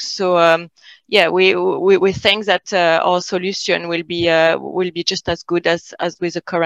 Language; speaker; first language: English; non-native, fluent; French